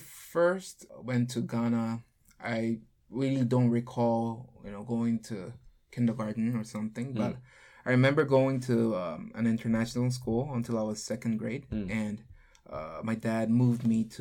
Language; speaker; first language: English; non-native, local second language; Korean